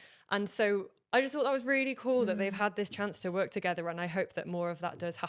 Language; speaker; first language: English; native; English